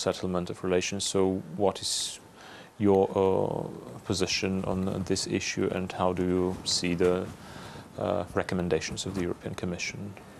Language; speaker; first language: English; non-native, fluent; Bulgarian